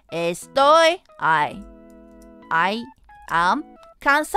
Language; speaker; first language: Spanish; non-native, learner; Japanese